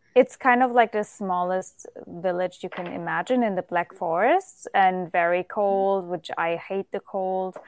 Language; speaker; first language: English; non-native, fluent; German